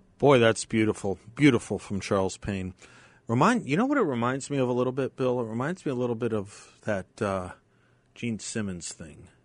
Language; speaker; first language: English; native; English